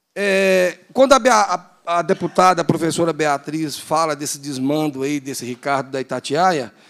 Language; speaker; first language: Portuguese; native; Portuguese